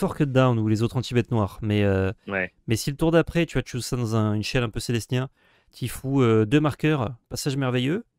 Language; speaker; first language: French; native; French